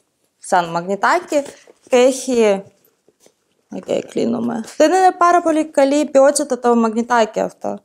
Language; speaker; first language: Greek; non-native, fluent; Ukrainian